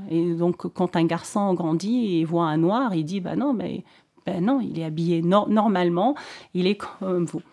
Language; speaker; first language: French; non-native, local second language; Arabic